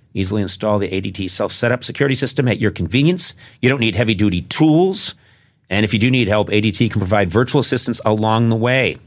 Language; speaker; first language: English; native; English